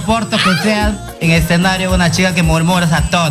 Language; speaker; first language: Spanish; native; Spanish